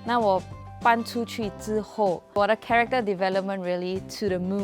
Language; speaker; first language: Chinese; non-native, local second language; English